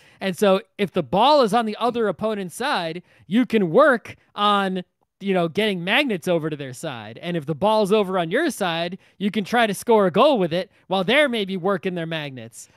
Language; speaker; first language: English; native; English